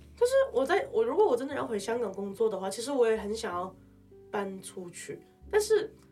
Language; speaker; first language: Chinese; non-native, local second language; Cantonese